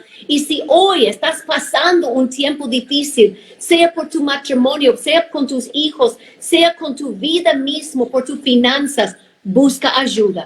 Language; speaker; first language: Spanish; non-native, fluent; English